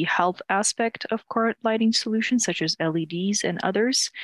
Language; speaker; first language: English; non-native, fluent; Ukrainian